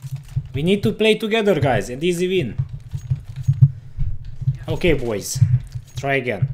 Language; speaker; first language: English; non-native, learner; Hungarian